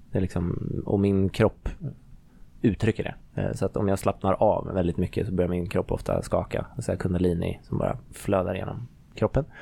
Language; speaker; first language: Swedish; native; Swedish